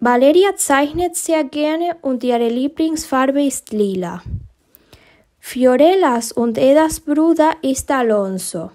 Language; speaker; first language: German; early bilingual, heritage; German